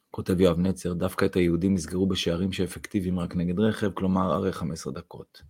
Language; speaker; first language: Hebrew; non-native, fluent; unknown